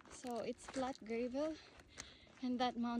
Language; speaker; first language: English; non-native, local second language; Filipino